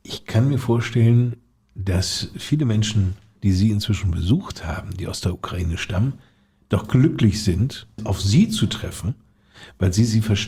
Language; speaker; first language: German; native; German